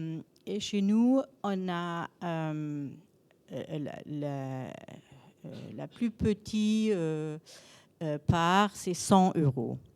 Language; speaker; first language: French; non-native, learner; German